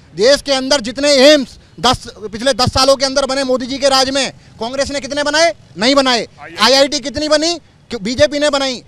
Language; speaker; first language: Hindi; native; Hindi